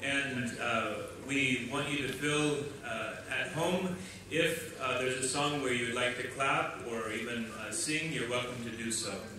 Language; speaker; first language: English; native; English